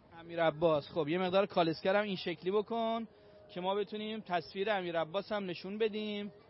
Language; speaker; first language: Persian; native; Persian